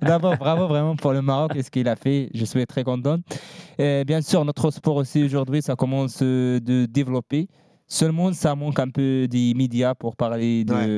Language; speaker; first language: French; non-native, learner; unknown